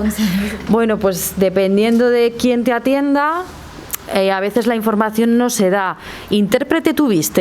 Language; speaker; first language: Spanish; native; Spanish